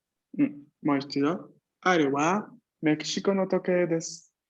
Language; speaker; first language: Japanese; non-native, fluent; Spanish